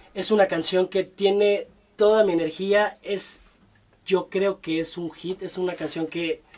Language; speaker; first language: Spanish; native; Spanish